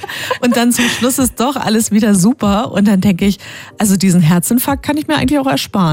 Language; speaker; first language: German; native; German